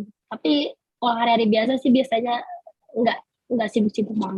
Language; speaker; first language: Indonesian; native; Indonesian